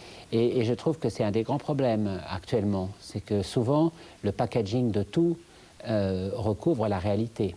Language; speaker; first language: French; native; French